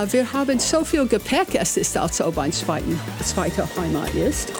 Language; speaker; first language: German; non-native, learner; English